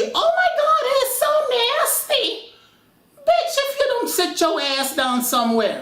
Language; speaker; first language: English; non-native, fluent; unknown